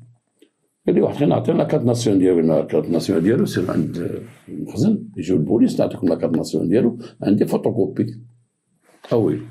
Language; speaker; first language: Arabic; native; Arabic